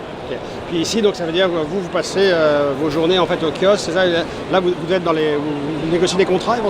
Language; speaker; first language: French; native; French